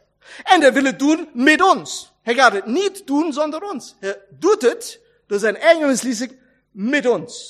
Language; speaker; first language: Dutch; non-native, fluent; German